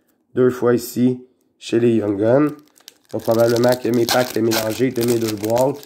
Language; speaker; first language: French; native; French